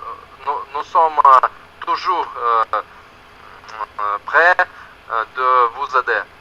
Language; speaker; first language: French; non-native, learner; Russian